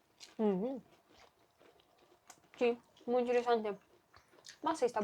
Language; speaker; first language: Spanish; non-native, learner; Russian